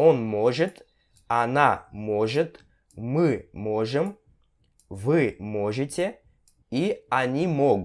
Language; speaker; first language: Russian; non-native, fluent; Portuguese